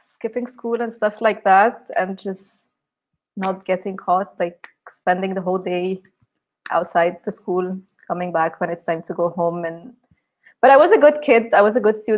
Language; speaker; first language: English; non-native, fluent; Arabic